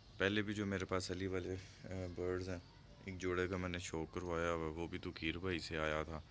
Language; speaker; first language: Urdu; native; Urdu